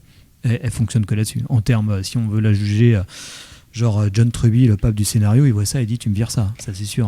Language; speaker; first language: French; native; French